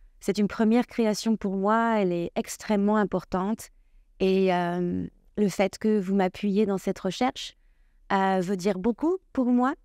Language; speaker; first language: French; native; French